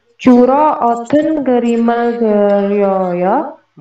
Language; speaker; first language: Korean; non-native, learner; Indonesian